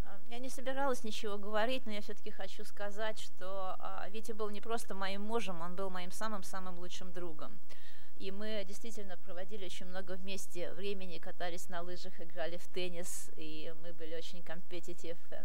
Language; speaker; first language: Russian; native; Russian